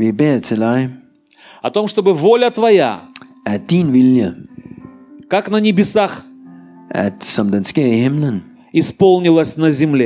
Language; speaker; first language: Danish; non-native, learner; Russian